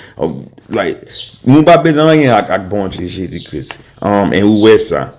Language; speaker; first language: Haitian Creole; early bilingual, heritage; Haitian Creole